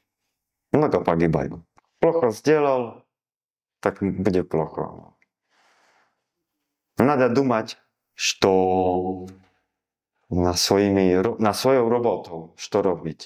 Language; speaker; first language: Russian; non-native, learner; Slovak